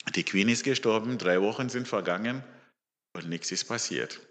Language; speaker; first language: German; non-native, fluent; Shona